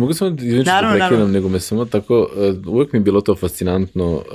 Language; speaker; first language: Serbian; native; Serbian